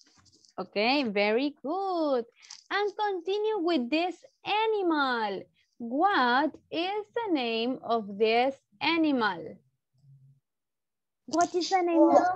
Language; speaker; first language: English; non-native, learner; Spanish